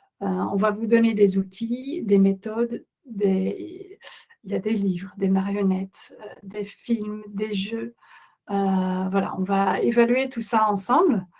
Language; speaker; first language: French; non-native, fluent; Dutch